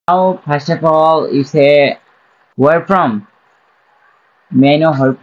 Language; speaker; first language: English; non-native, learner; Bangla